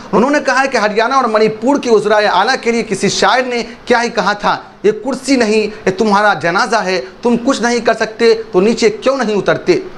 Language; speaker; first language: Urdu; native; Urdu